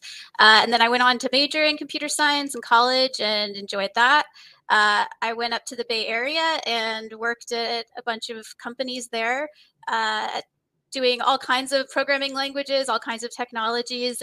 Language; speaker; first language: English; native; English